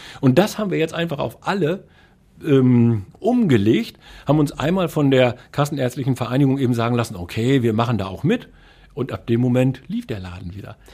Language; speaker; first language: German; native; German